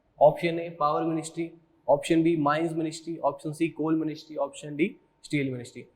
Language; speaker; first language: Hindi; native; Hindi